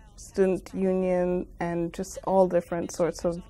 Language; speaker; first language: English; native; English